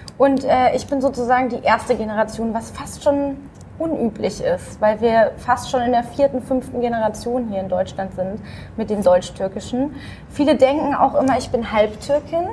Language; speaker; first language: German; native; German